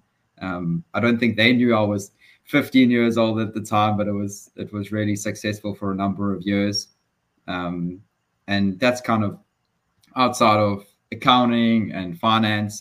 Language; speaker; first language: English; native; English